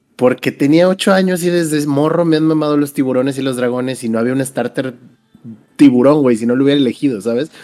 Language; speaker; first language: Spanish; native; Spanish